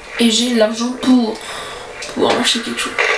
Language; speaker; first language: French; native; French